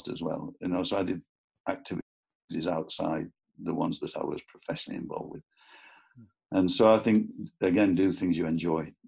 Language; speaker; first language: English; native; English